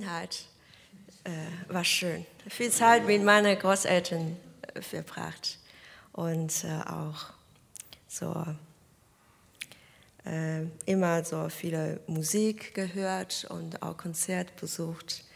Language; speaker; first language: German; non-native, learner; Chinese